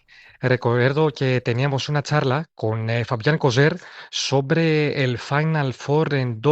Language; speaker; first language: Spanish; non-native, fluent; Greek